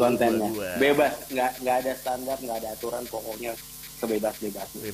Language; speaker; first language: Indonesian; native; Indonesian